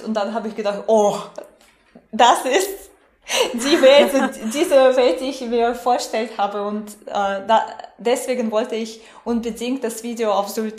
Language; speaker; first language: German; non-native, fluent; Russian